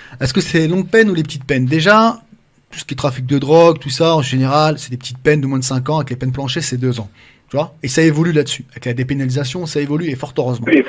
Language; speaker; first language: French; early bilingual, other home language; Arabic